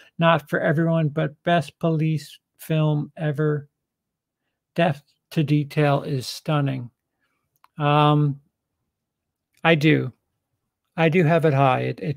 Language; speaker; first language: English; native; English